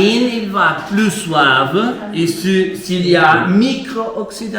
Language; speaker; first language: French; non-native, learner; Portuguese